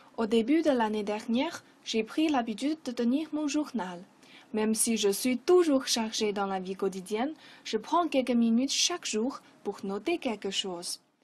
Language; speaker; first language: French; non-native, fluent; Chinese